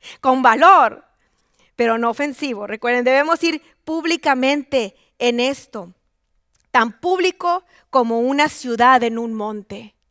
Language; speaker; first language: Spanish; native; Spanish